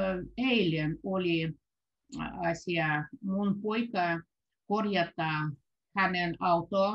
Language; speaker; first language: Finnish; non-native, learner; Russian